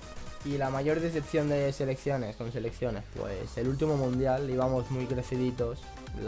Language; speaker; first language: Spanish; native; Spanish